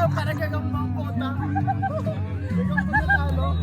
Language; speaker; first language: Filipino; native; Filipino